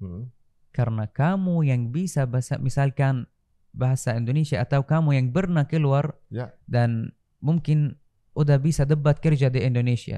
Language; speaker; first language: Indonesian; non-native, fluent; Arabic